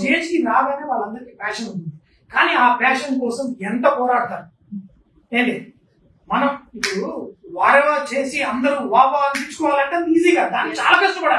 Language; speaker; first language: Telugu; native; Telugu